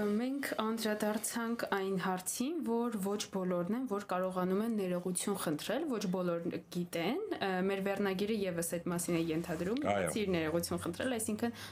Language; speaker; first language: Armenian; native; Armenian